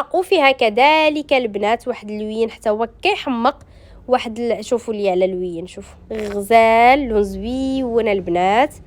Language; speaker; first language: Arabic; native; Arabic